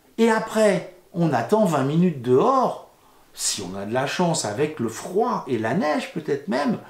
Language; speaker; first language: French; native; French